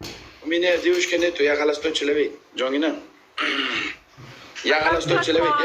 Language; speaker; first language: Russian; non-native, learner; Uzbek